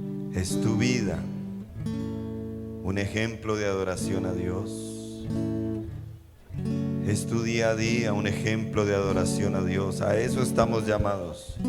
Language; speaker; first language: Spanish; native; Spanish